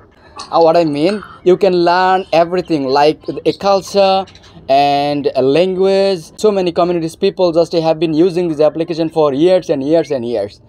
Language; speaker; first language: English; non-native, fluent; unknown